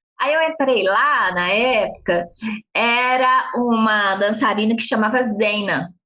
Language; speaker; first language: Portuguese; non-native, fluent; Arabic